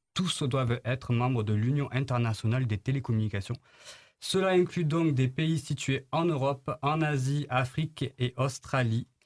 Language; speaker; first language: French; native; French